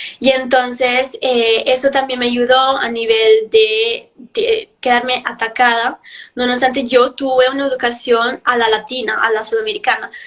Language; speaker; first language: Spanish; early bilingual, heritage; Italian